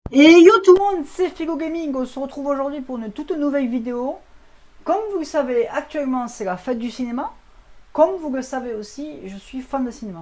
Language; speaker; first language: French; native; French